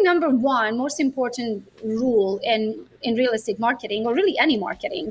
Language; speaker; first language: English; non-native, fluent; Romanian